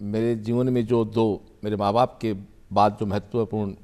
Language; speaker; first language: Hindi; native; Hindi